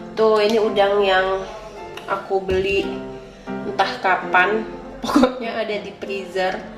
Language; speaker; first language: Indonesian; native; Indonesian